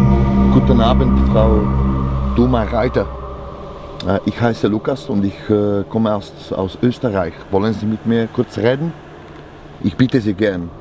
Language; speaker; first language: German; non-native, learner; Slovak